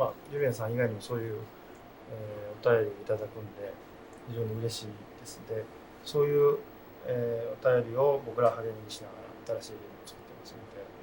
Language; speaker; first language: Japanese; native; Japanese